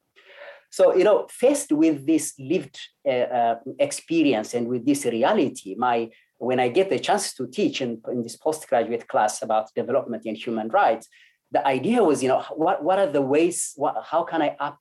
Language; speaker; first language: English; non-native, fluent; Amharic